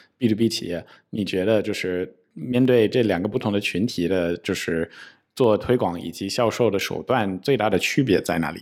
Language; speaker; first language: Chinese; non-native, fluent; English